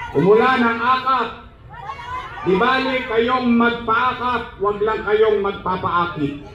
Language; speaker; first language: Filipino; native; Filipino